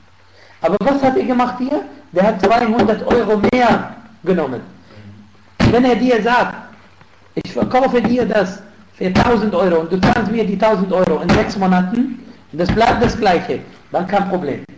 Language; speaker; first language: German; non-native, fluent; Arabic